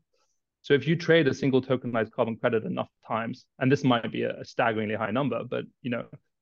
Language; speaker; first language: English; native; English